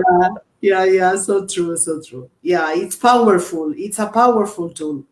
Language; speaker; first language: English; non-native, learner; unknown